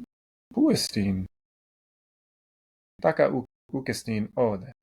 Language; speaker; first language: Greek; non-native, learner; English